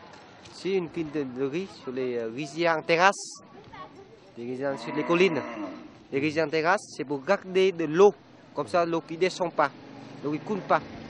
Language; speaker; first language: French; non-native, fluent; Vietnamese